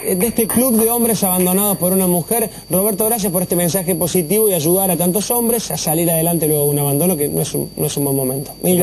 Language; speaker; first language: Spanish; native; Spanish